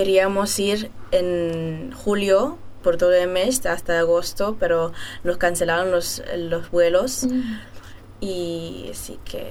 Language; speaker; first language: Spanish; early bilingual, heritage; German